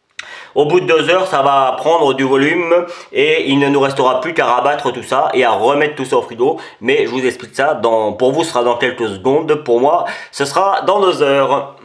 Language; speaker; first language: French; native; French